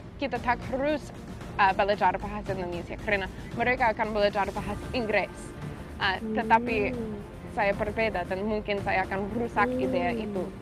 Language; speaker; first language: Indonesian; non-native, learner; English